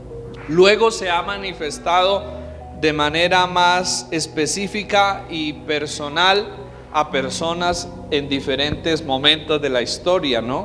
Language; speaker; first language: Spanish; native; Spanish